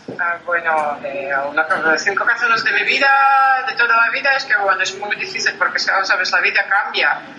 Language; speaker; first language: Spanish; non-native, fluent; Russian